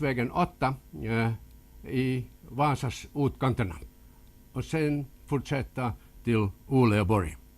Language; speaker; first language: Swedish; non-native, local second language; Finnish